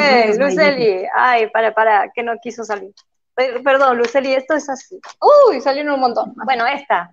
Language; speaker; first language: Spanish; native; Spanish